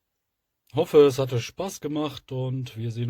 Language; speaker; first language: German; native; German